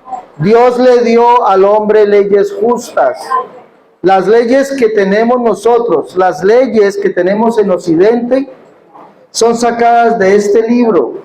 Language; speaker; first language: Spanish; native; Spanish